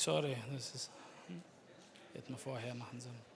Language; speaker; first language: German; non-native, fluent; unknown